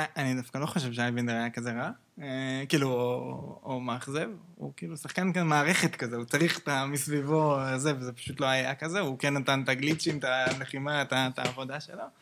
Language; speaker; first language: Hebrew; native; Hebrew